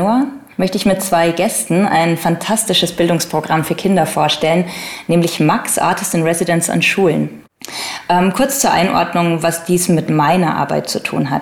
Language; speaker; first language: German; native; German